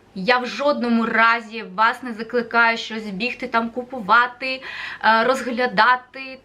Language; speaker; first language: Ukrainian; native; Ukrainian